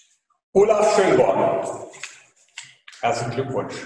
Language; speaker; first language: German; native; German